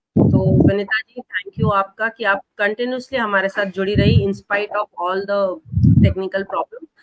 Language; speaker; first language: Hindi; non-native, local second language; Kachhi